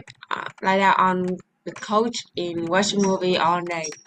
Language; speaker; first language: English; non-native, learner; Vietnamese